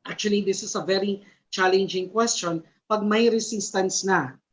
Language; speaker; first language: English; non-native, local second language; Filipino